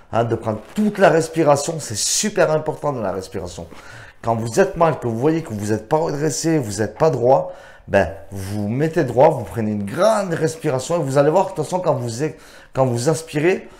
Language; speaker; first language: French; native; French